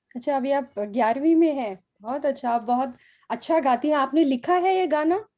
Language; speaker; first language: Hindi; native; Hindi